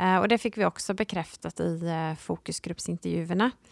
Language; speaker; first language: Swedish; native; Swedish